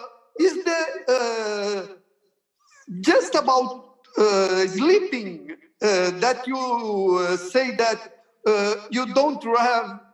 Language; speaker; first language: English; non-native, learner; Portuguese